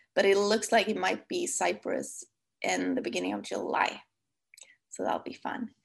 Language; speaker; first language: English; non-native, fluent; Swedish